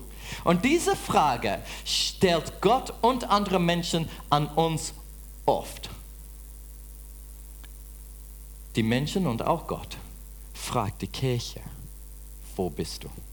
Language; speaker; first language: German; non-native, fluent; English